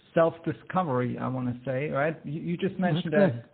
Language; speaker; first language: English; non-native, fluent; German